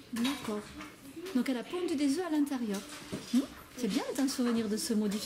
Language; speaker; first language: French; native; French